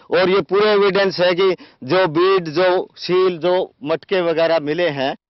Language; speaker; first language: Hindi; native; Hindi